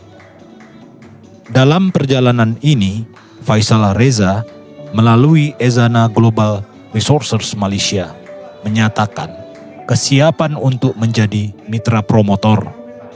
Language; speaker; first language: Indonesian; native; Indonesian